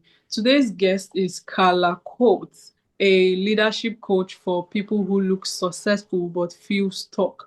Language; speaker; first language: English; native; English